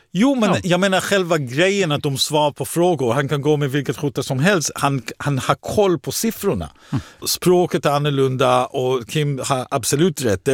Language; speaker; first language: Swedish; non-native, fluent; Hebrew